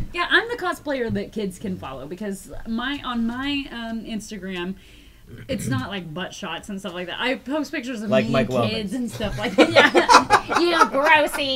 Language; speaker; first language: English; native; English